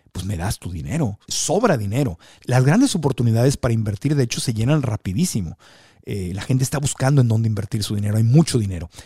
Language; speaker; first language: Spanish; native; Spanish